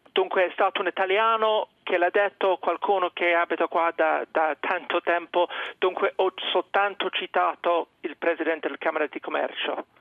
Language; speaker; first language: Italian; non-native, fluent; English